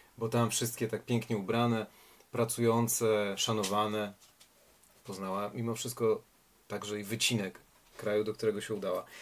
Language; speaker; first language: Polish; native; Polish